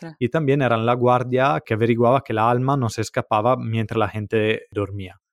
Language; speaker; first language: Spanish; non-native, fluent; Italian